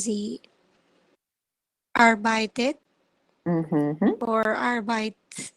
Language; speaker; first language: German; non-native, learner; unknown